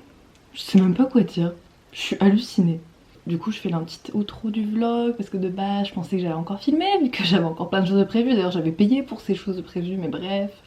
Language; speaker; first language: French; native; French